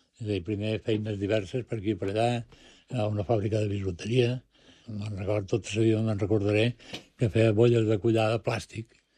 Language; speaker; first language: Catalan; early bilingual, other home language; Spanish